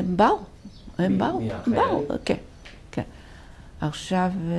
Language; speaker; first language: Hebrew; non-native, fluent; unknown